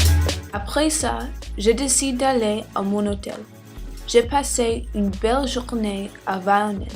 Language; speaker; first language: French; non-native, learner; English